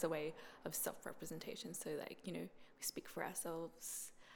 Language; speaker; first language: English; native; English